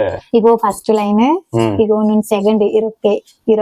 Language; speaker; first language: Korean; non-native, learner; Tamil